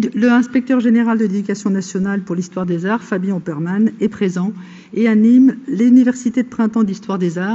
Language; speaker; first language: French; native; French